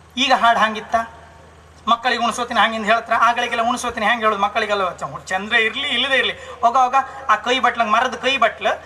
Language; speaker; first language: Kannada; native; Kannada